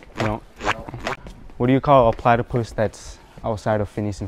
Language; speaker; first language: English; native; English